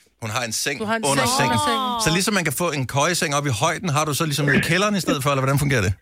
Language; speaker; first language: Danish; native; Danish